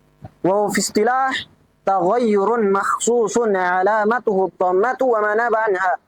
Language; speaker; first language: Arabic; non-native, fluent; Indonesian